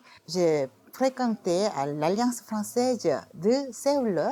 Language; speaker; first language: French; non-native, fluent; Korean